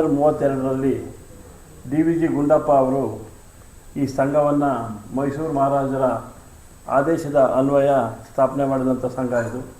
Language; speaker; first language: Kannada; native; Kannada